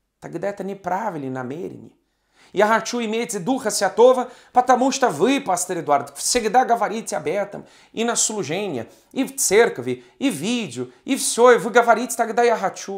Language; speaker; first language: Russian; non-native, fluent; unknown